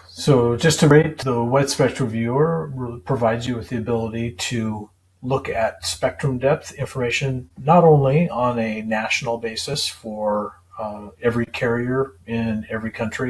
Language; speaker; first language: English; native; English